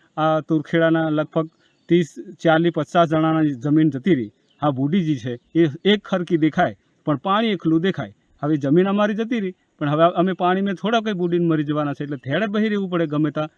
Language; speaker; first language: Gujarati; non-native, local second language; Rathawi